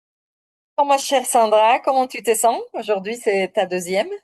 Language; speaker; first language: French; non-native, fluent; Spanish